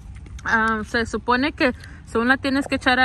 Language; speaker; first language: Spanish; early bilingual, heritage; Spanish